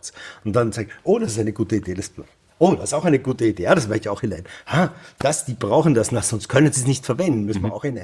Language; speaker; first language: German; native; German